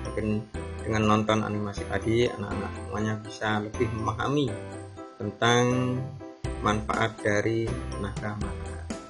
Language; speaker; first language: Indonesian; native; Indonesian